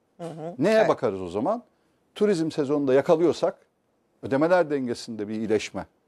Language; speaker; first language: Turkish; native; Turkish